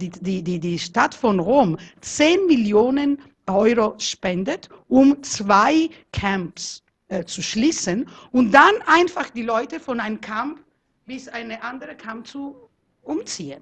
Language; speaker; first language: German; non-native, fluent; Italian